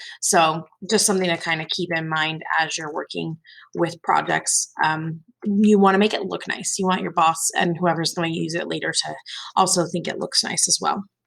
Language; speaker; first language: English; native; English